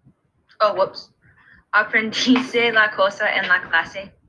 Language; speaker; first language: Spanish; non-native, learner; English